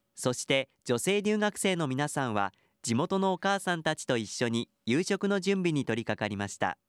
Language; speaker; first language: Japanese; native; Japanese